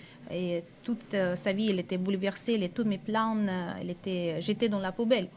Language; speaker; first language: French; non-native, fluent; Russian